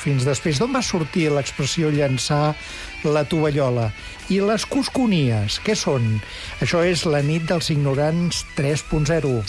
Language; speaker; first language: Catalan; native; Catalan